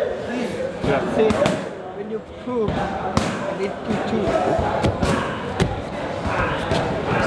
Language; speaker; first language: English; non-native, learner; Thai